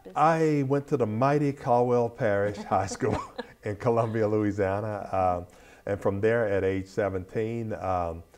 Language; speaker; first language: English; native; English